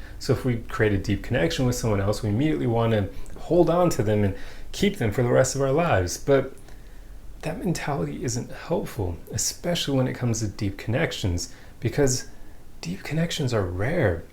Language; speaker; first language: English; native; English